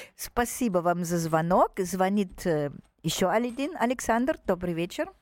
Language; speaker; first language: Russian; non-native, fluent; German